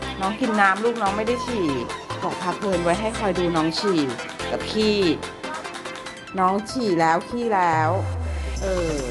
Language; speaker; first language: Thai; native; Thai